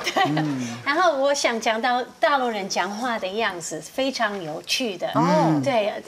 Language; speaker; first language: Chinese; non-native, fluent; English